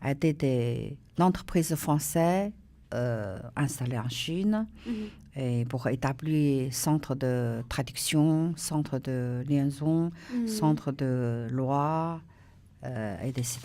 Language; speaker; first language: French; non-native, learner; Chinese